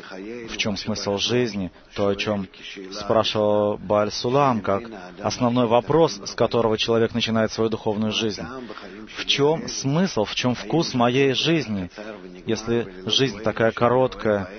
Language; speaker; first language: Russian; native; Russian